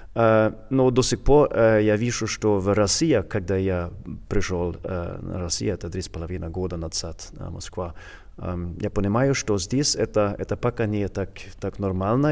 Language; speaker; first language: Russian; non-native, learner; Swedish